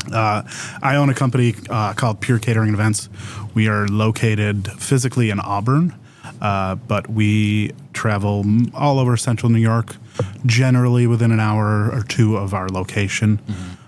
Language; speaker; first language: English; native; English